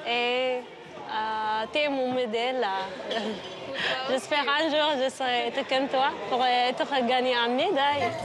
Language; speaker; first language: French; non-native, learner; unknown